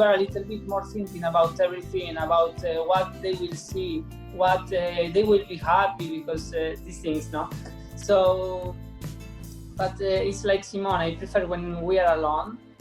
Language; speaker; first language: English; non-native, fluent; Spanish